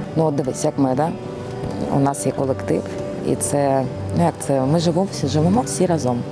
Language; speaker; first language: Ukrainian; native; Ukrainian